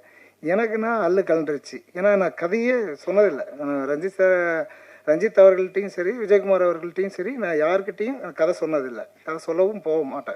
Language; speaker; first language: Tamil; native; Tamil